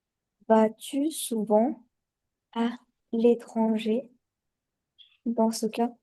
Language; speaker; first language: French; non-native, learner; Chinese